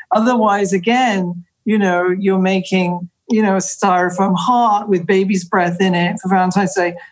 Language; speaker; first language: English; native; English